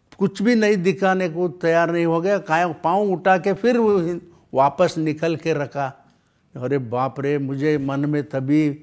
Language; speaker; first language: Hindi; non-native, local second language; Kannada